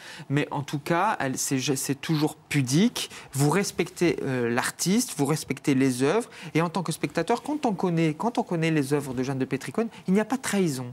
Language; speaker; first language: French; native; French